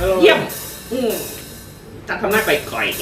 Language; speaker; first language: Thai; native; Thai